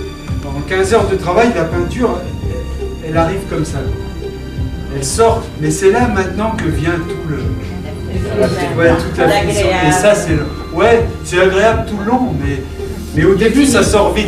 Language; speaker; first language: French; native; French